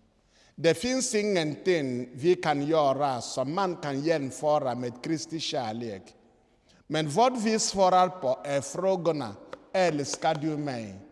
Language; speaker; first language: Swedish; non-native, fluent; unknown